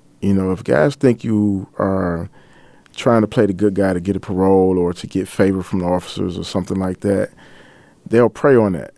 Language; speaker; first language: English; native; English